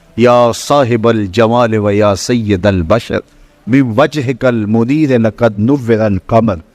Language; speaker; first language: Urdu; non-native, local second language; Punjabi